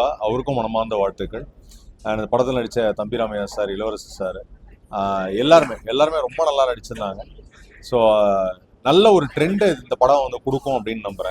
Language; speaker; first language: Tamil; native; Tamil